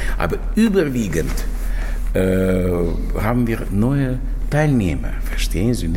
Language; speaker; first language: German; non-native, fluent; Russian